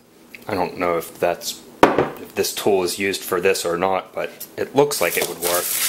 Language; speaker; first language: English; native; English